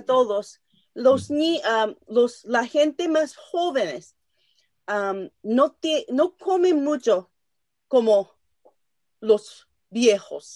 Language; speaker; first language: Spanish; non-native, learner; Japanese